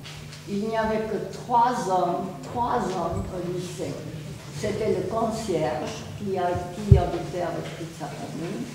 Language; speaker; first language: French; non-native, fluent; Czech